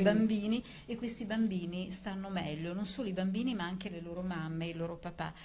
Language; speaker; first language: Italian; native; Italian